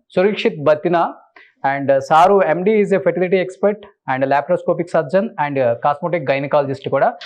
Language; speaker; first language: Telugu; native; Telugu